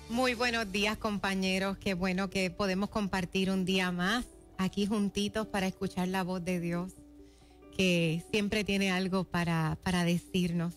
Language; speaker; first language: Spanish; native; Spanish